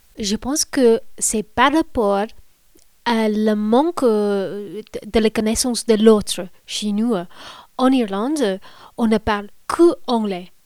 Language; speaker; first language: French; non-native, fluent; English